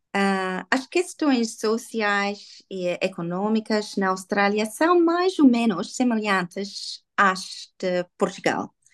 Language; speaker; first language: Portuguese; non-native, learner; English